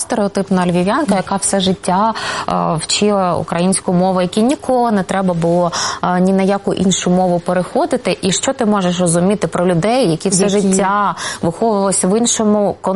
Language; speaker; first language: Ukrainian; non-native, local second language; Russian